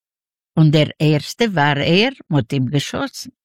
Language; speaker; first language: German; non-native, learner; Yiddish